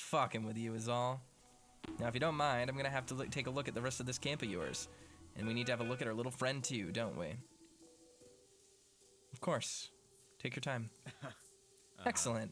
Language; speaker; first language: English; native; English